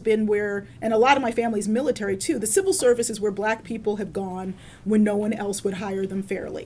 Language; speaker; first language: English; native; English